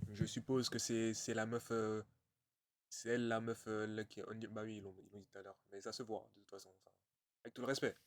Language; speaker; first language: French; native; French